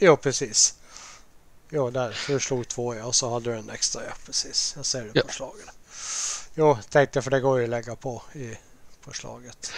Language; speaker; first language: Swedish; native; Swedish